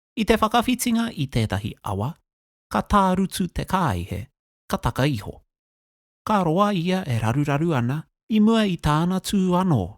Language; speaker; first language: Māori; non-native, local second language; English